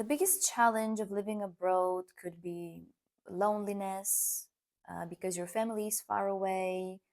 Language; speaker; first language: English; non-native, fluent; Bulgarian